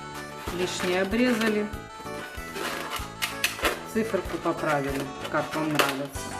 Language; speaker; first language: Russian; native; Russian